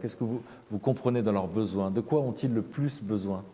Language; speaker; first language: French; native; French